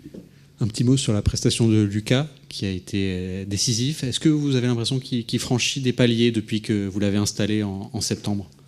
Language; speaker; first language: French; native; French